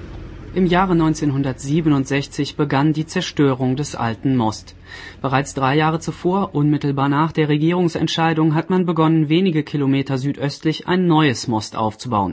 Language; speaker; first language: German; native; German